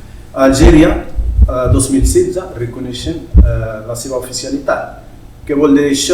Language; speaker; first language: Catalan; non-native, fluent; Berber languages